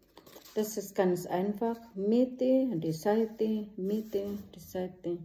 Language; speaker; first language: German; non-native, learner; Filipino